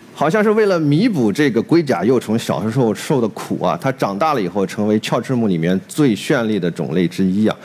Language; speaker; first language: Chinese; native; Chinese